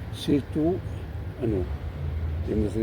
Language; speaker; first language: French; non-native, learner; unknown